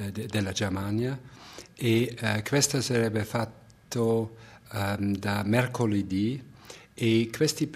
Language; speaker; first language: Italian; non-native, fluent; German